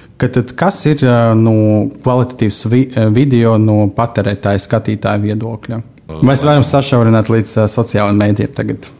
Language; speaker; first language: Latvian; non-native, local second language; Russian